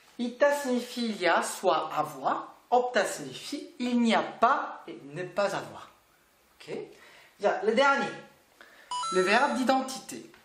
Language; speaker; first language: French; non-native, fluent; Korean